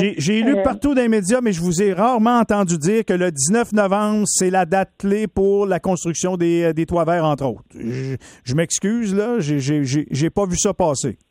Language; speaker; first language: French; native; French